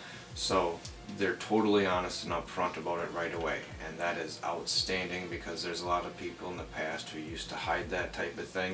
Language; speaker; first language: English; native; English